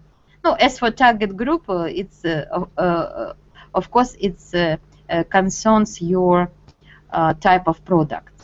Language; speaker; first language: English; non-native, fluent; Russian